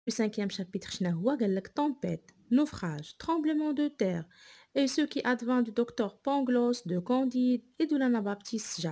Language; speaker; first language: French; non-native, local second language; Arabic